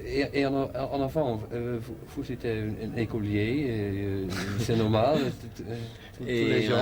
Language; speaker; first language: French; non-native, learner; Dutch